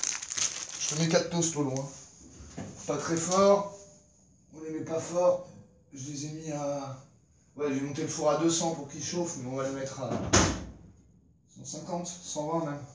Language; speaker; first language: French; native; French